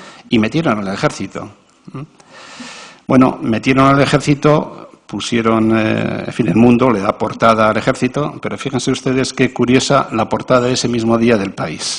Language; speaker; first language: Spanish; native; Spanish